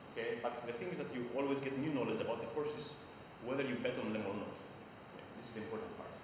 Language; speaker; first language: English; non-native, fluent; Greek